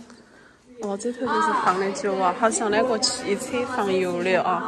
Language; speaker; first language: Chinese; native; Chinese